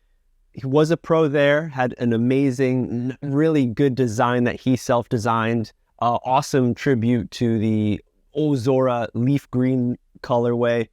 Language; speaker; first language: English; native; English